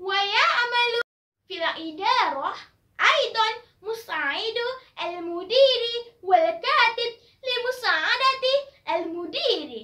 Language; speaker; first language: Arabic; non-native, learner; Malay